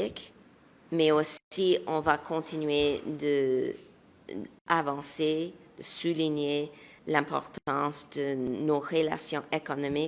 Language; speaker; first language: French; non-native, local second language; English